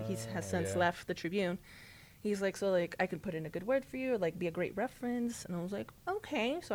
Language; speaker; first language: English; early bilingual, other home language; Spanish